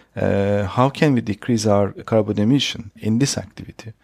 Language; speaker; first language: English; non-native, fluent; Turkish